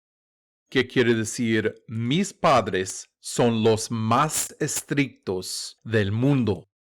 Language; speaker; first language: Spanish; non-native, fluent; English